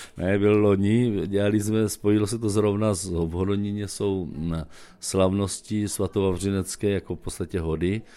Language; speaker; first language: Czech; native; Czech